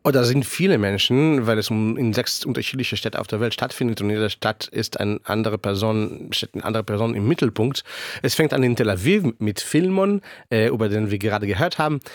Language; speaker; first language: German; non-native, fluent; Hebrew